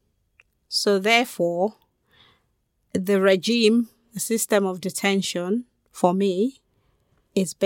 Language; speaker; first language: English; non-native, local second language; Krio